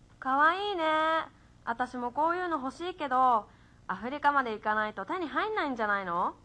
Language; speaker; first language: Japanese; native; Japanese